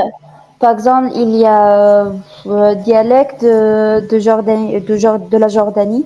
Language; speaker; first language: French; non-native, fluent; Arabic